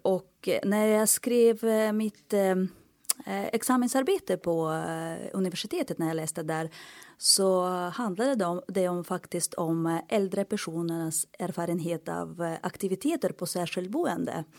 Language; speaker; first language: Swedish; non-native, fluent; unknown